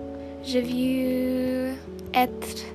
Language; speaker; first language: French; non-native, learner; English